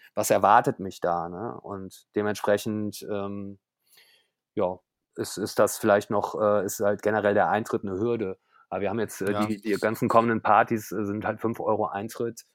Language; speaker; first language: German; native; German